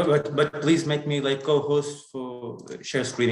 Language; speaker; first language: English; non-native, learner; Ukrainian